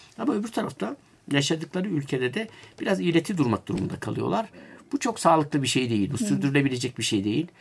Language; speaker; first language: Turkish; native; Turkish